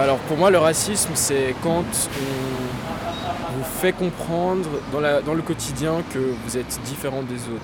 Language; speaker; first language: French; early bilingual, other home language; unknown